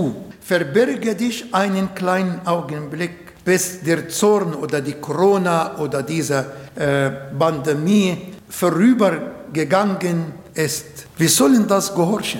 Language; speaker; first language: German; non-native, learner; Arabic